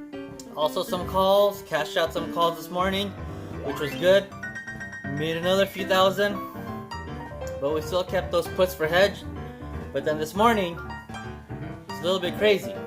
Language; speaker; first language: English; native; English